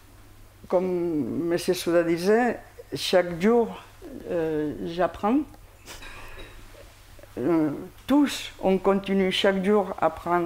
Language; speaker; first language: French; non-native, fluent; Spanish